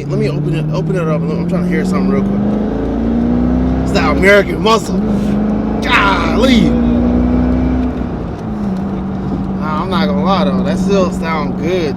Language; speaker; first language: English; native; English